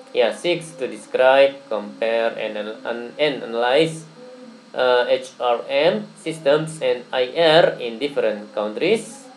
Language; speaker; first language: English; non-native, fluent; Indonesian